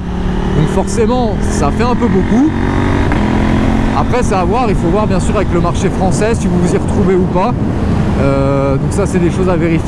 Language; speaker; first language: French; native; French